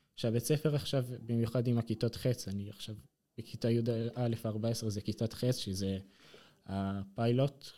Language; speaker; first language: Hebrew; non-native, local second language; Arabic